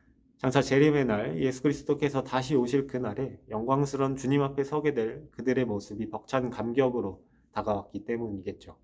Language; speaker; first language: Korean; native; Korean